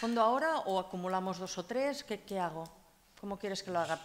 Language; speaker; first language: Spanish; non-native, local second language; Catalan